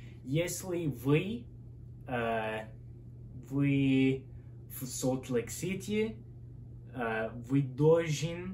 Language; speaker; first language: Russian; non-native, learner; English